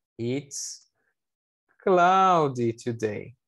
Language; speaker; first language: English; non-native, fluent; Portuguese